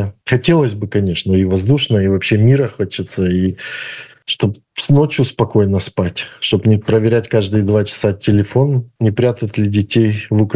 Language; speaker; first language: Russian; native; Russian